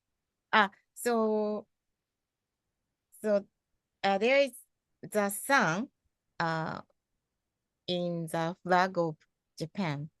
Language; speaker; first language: English; non-native, fluent; Japanese